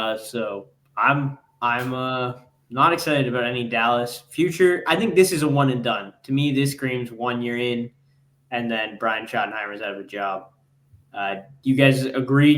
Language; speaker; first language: English; native; English